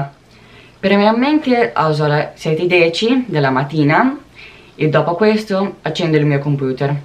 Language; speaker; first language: Italian; non-native, learner; Portuguese